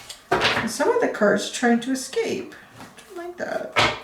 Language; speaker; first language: English; native; English